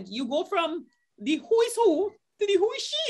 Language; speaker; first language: English; native; English